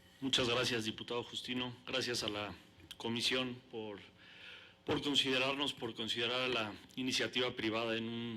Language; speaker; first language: Spanish; native; Spanish